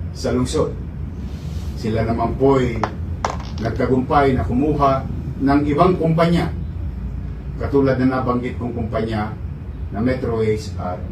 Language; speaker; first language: Filipino; native; Filipino